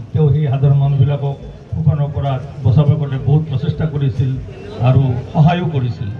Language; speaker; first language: Assamese; non-native, local second language; Garo